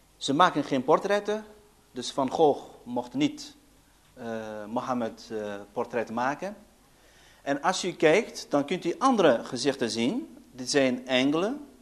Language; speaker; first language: Dutch; early bilingual, other home language; Arabic